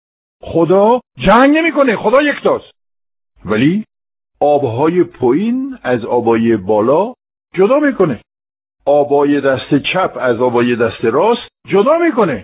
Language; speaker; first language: Persian; non-native, fluent; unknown